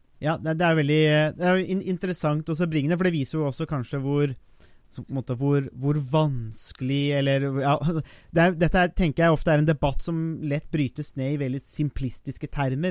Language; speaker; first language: Norwegian; native; Norwegian